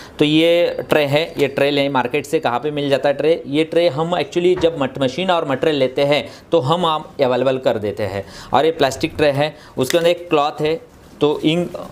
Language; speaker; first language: Hindi; non-native, local second language; Marathi